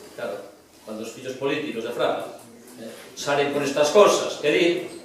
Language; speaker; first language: Spanish; non-native, local second language; Galician